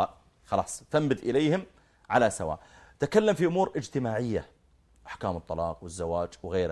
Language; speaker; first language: Arabic; native; Arabic